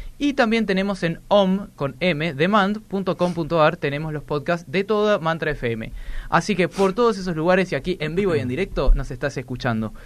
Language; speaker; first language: Spanish; native; Spanish